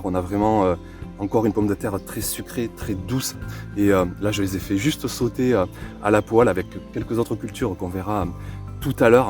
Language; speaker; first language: French; native; French